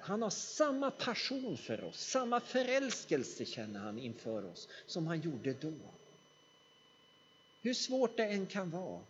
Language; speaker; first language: Swedish; native; Swedish